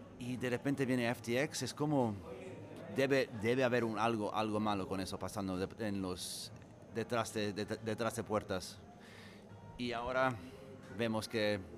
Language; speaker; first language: Spanish; non-native, fluent; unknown